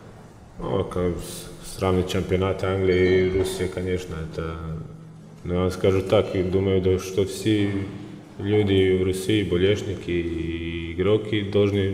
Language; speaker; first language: Russian; non-native, fluent; Croatian